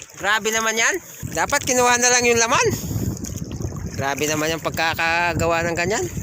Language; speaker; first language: Filipino; non-native, local second language; Bikol